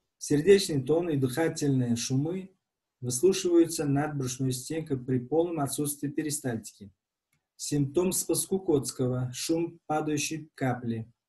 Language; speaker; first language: Russian; non-native, local second language; Uzbek